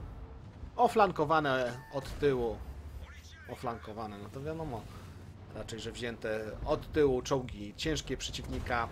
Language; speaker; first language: Polish; native; Polish